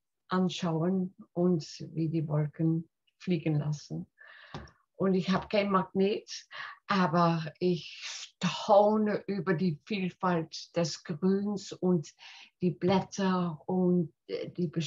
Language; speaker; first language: German; non-native, fluent; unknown